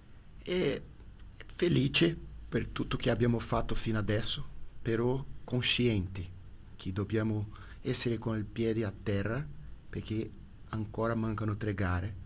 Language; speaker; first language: Italian; non-native, learner; Portuguese